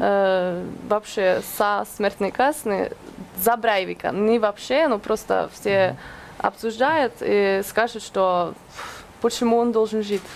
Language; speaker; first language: Russian; non-native, fluent; Norwegian